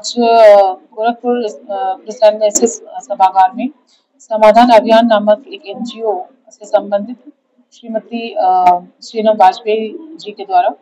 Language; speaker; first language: Hindi; native; Hindi